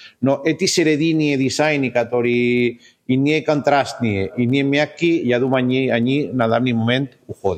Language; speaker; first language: Russian; non-native, fluent; Spanish